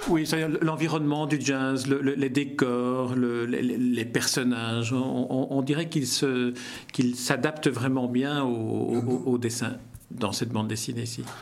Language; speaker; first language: French; native; French